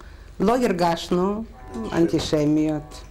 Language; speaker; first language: Hebrew; non-native, fluent; Russian